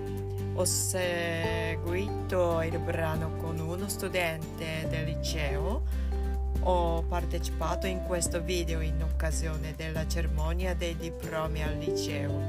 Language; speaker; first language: Italian; non-native, fluent; Japanese